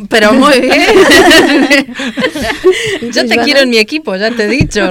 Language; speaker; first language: Spanish; native; Spanish